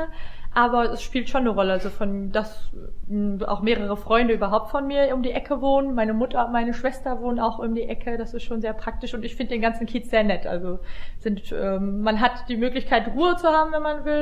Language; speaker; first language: German; native; German